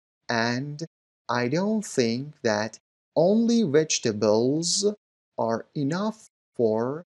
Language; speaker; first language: English; non-native, fluent; Persian